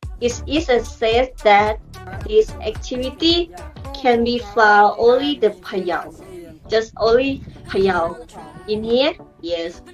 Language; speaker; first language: English; non-native, learner; Thai